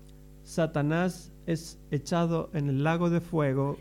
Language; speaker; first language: Spanish; native; Spanish